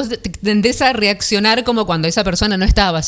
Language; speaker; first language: Spanish; native; Spanish